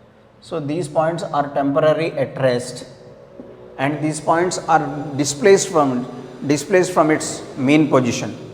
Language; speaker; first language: English; non-native, local second language; Telugu